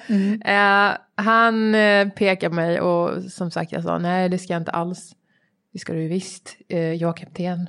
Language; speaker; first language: Swedish; native; Swedish